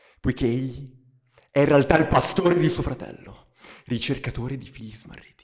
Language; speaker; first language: Italian; early bilingual, other home language; Russian